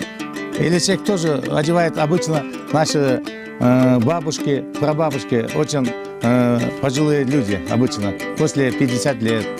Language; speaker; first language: Russian; non-native, local second language; Kyrgyz